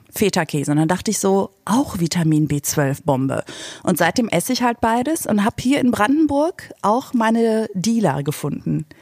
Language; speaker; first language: German; native; German